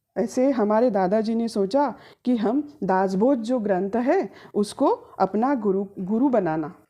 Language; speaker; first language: Hindi; non-native, local second language; Marathi